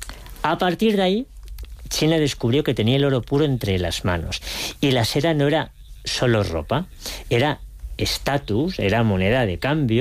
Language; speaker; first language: Spanish; native; Spanish